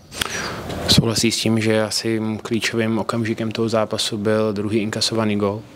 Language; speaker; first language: Czech; native; Czech